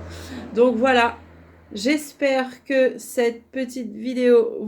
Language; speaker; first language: French; native; French